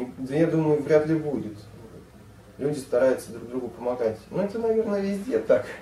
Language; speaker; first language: Russian; native; Russian